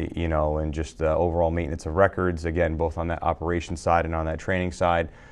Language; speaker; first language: English; native; English